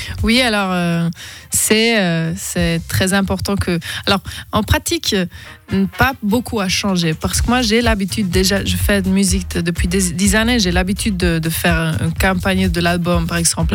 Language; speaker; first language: French; non-native, local second language; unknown